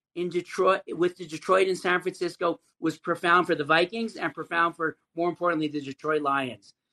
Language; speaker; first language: English; native; English